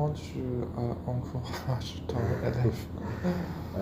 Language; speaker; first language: French; non-native, learner; Chinese